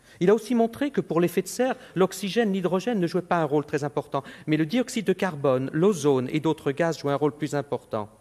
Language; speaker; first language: French; native; French